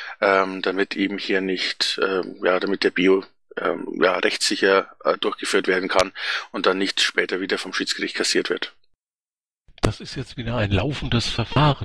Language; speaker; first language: German; native; German